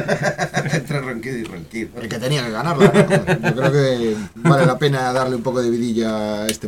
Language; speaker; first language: Spanish; native; Spanish